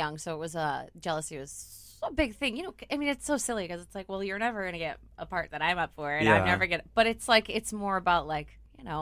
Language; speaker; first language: English; native; English